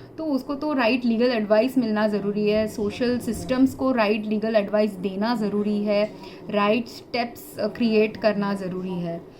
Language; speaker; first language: Hindi; early bilingual, heritage; Hindi